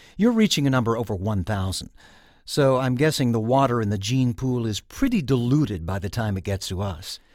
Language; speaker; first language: English; native; English